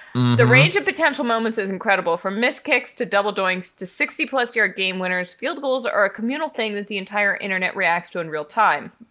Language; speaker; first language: English; native; English